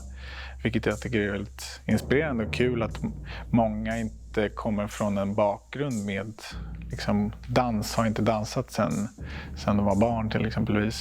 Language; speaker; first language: Swedish; native; Swedish